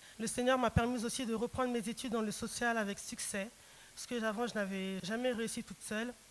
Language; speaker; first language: French; early bilingual, other home language; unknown